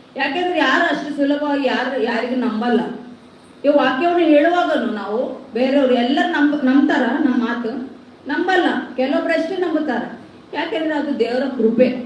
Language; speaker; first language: Kannada; non-native, local second language; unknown